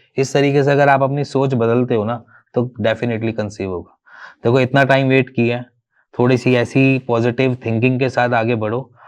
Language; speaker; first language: Hindi; native; Hindi